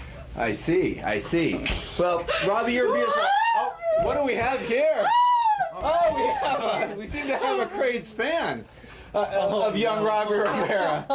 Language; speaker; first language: English; native; English